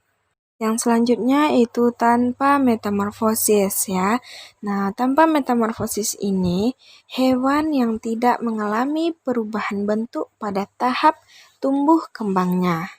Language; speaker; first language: Indonesian; native; Indonesian